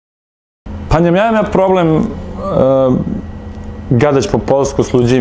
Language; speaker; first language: Polish; non-native, fluent; Serbian